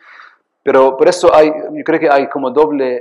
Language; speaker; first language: Spanish; non-native, fluent; Arabic